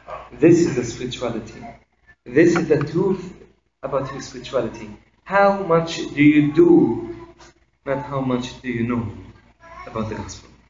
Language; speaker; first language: English; non-native, fluent; Arabic